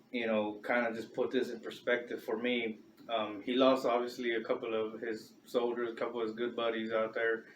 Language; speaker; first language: English; native; English